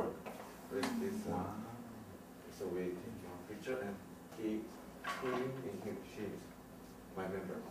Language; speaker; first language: English; non-native, learner; Korean